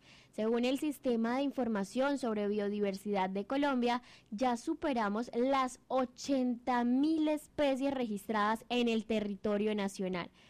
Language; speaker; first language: Spanish; native; Spanish